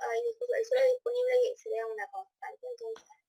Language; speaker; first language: Spanish; native; Spanish